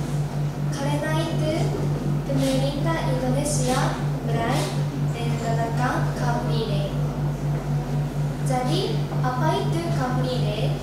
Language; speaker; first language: Indonesian; non-native, learner; Japanese